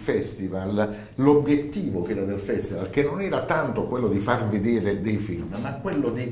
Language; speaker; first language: Italian; native; Italian